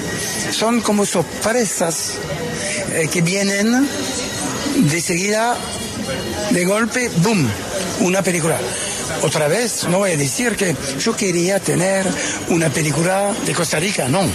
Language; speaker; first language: Spanish; non-native, fluent; French